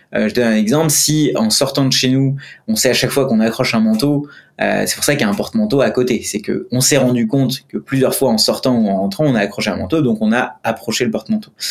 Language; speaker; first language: French; non-native, fluent; Hindi